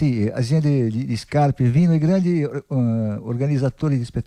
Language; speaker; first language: Italian; non-native, learner; Portuguese